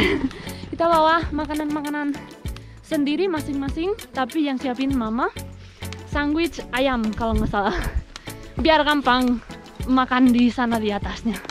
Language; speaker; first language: Indonesian; non-native, fluent; Spanish